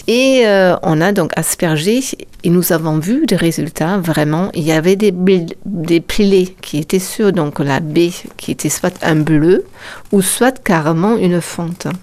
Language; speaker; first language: French; non-native, fluent; German